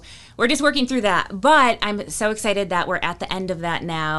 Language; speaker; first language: English; native; English